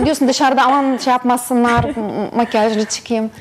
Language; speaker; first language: Turkish; non-native, fluent; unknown